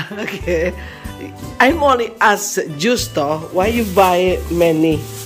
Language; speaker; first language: English; non-native, learner; Indonesian